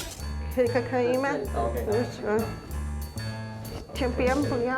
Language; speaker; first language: Chinese; non-native, learner; English